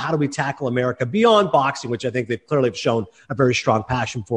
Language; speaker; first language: English; native; English